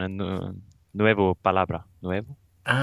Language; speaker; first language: Spanish; non-native, learner; Swedish